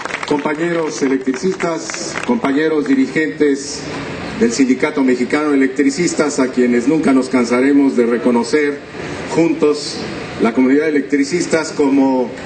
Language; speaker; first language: Spanish; native; Spanish